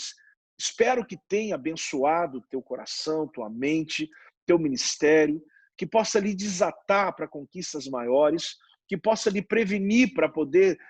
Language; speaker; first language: Portuguese; native; Portuguese